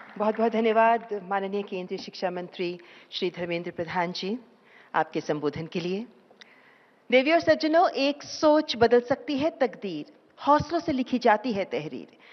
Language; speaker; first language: Hindi; native; Hindi